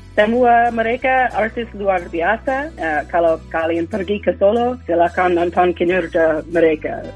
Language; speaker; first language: Indonesian; non-native, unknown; English